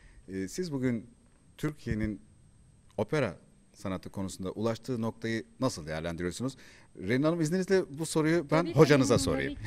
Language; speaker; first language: Turkish; native; Turkish